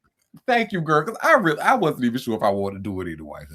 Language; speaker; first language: English; native; English